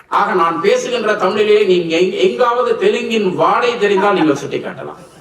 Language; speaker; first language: Tamil; non-native, local second language; Telugu